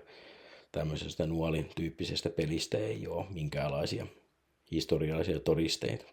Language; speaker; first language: Finnish; native; Finnish